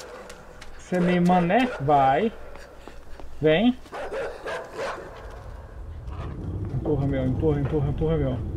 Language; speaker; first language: Portuguese; native; Portuguese